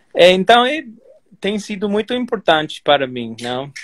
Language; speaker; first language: Portuguese; non-native, learner; English